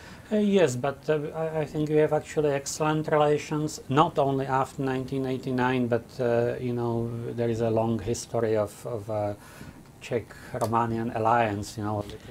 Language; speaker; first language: English; non-native, fluent; Czech